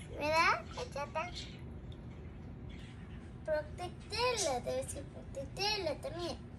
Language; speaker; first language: Spanish; early bilingual, heritage; Spanish